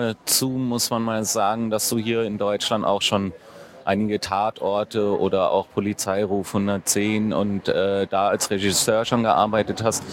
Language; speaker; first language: German; native; German